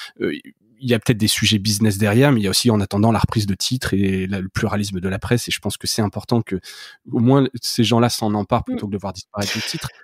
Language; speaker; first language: French; native; French